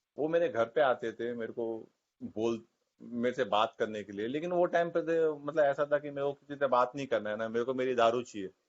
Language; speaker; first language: Hindi; non-native, local second language; Marathi